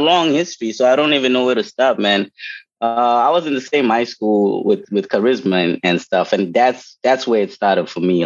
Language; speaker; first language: English; non-native, local second language; Shona